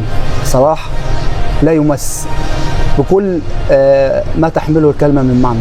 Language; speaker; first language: Arabic; native; Arabic